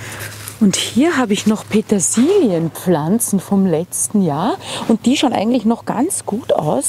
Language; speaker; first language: German; native; German